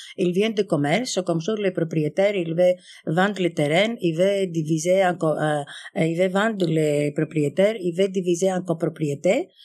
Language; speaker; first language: French; non-native, fluent; Greek